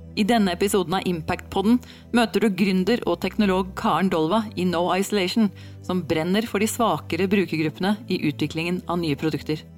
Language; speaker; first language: Norwegian; native; Norwegian